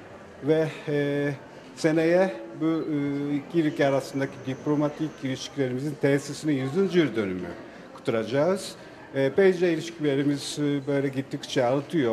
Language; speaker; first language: Turkish; non-native, fluent; Japanese